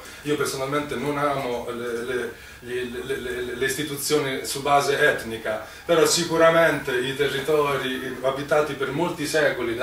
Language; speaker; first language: Italian; native; Italian